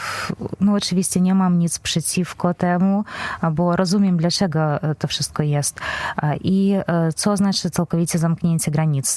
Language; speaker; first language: Polish; non-native, fluent; Belarusian